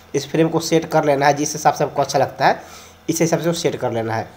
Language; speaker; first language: Hindi; native; Hindi